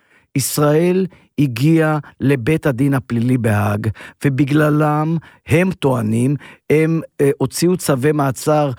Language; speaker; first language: Hebrew; native; Hebrew